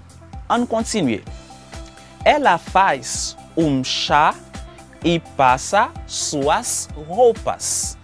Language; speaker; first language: Portuguese; non-native, fluent; Haitian Creole